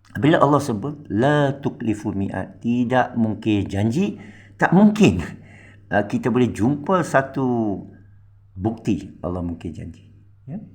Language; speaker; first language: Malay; non-native, local second language; Min Nan Chinese